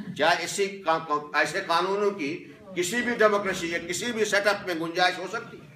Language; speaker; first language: Hindi; non-native, local second language; Kashmiri